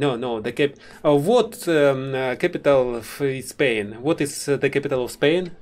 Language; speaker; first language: English; non-native, learner; Russian